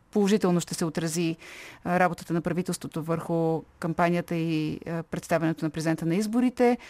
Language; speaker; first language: Bulgarian; native; Bulgarian